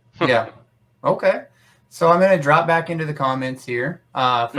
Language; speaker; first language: English; native; English